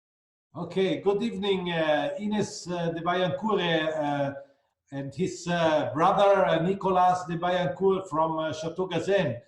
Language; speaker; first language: English; non-native, fluent; German